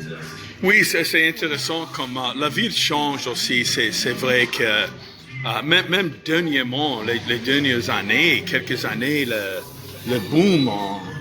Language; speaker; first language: French; non-native, fluent; English